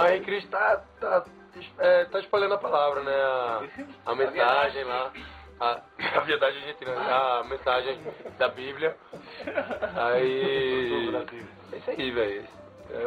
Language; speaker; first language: Portuguese; native; Portuguese